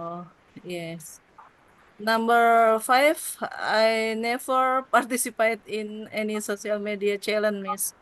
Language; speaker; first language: English; non-native, learner; Indonesian